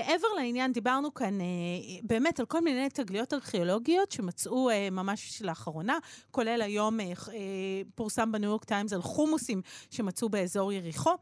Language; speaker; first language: Hebrew; native; Hebrew